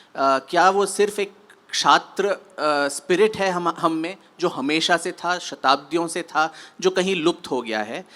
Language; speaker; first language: Hindi; non-native, local second language; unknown